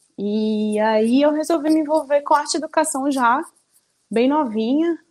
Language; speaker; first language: Portuguese; early bilingual, other home language; Spanish